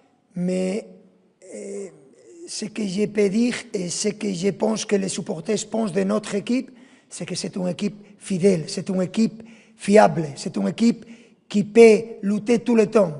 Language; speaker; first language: French; non-native, fluent; Spanish